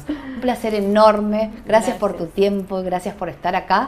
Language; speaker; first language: Spanish; native; Spanish